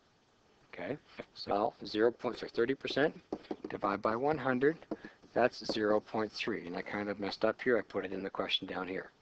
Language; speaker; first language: English; native; English